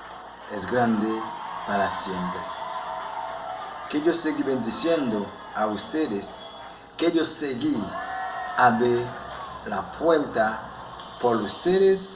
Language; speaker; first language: Spanish; non-native, learner; Haitian Creole